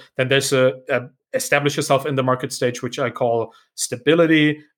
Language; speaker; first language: English; non-native, fluent; German